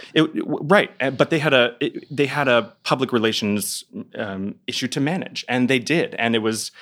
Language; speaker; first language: English; native; English